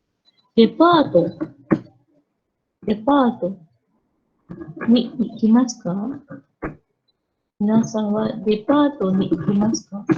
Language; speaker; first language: Japanese; non-native, fluent; Malay